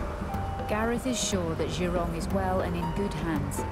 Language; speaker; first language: English; native; English